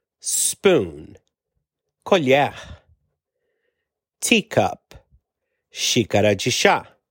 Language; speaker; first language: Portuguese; non-native, fluent; English